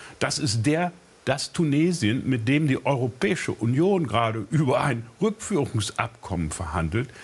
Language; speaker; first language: German; native; German